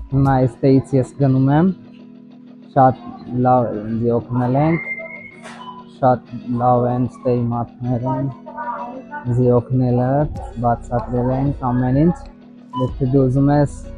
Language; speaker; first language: Armenian; non-native, learner; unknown